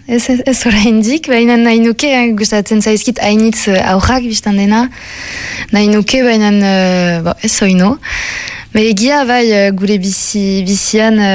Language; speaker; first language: Basque; non-native, local second language; French